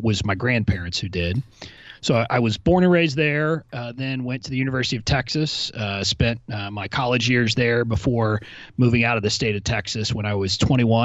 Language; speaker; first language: English; native; English